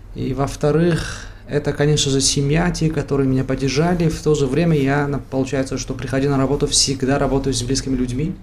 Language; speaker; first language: Russian; non-native, local second language; Tajik